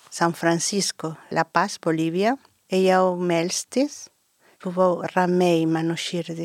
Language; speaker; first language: Lithuanian; non-native, learner; Spanish